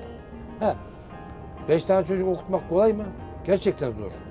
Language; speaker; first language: Turkish; native; Turkish